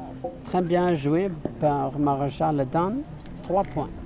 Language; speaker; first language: French; non-native, learner; English